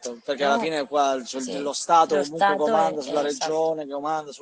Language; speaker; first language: Italian; native; Italian